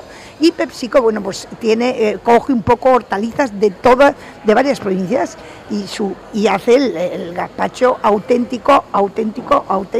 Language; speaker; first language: Spanish; native; Spanish